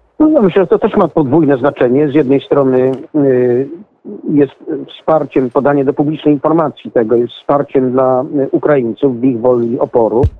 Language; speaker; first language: Polish; native; Polish